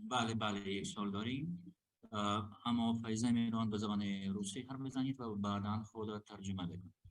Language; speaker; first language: Persian; non-native, learner; Russian